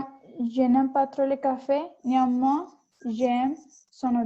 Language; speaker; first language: French; non-native, learner; Spanish